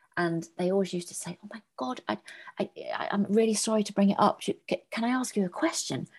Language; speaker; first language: English; native; English